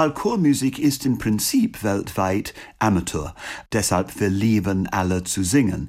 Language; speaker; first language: German; non-native, fluent; English